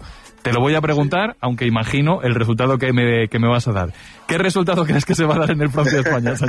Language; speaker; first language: Spanish; native; Spanish